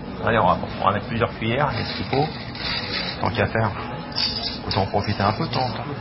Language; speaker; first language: French; native; French